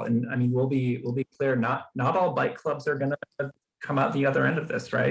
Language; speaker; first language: English; native; English